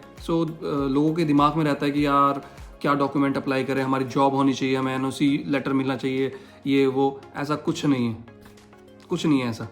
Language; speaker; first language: Hindi; native; Hindi